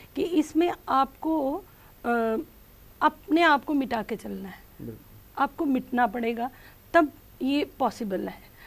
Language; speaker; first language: Hindi; native; Hindi